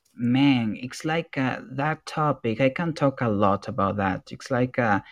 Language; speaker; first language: English; non-native, fluent; Spanish